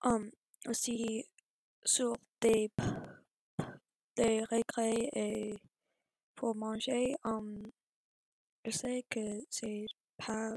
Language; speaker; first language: French; non-native, learner; English